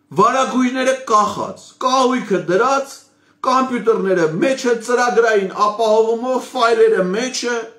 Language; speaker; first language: Armenian; native; Armenian